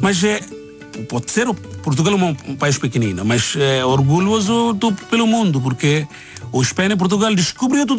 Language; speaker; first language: Portuguese; non-native, learner; Bangla